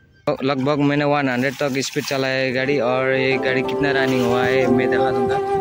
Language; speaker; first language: Hindi; non-native, local second language; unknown